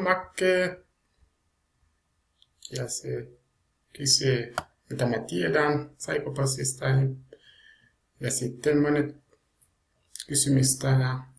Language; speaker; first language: Finnish; non-native, learner; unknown